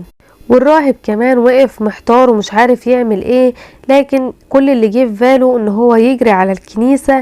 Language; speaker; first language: Arabic; native; Arabic